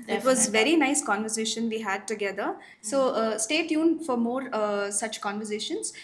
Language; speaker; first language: English; non-native, local second language; Tamil